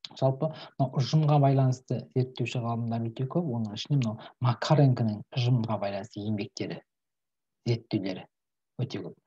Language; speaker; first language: Kazakh; native; Kazakh